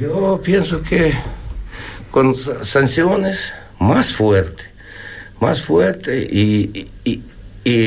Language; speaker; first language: Spanish; non-native, learner; Ukrainian